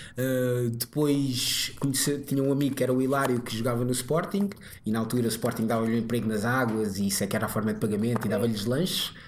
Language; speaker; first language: Portuguese; early bilingual, other home language; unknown